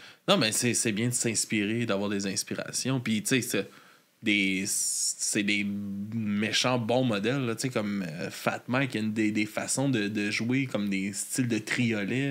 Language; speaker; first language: French; native; French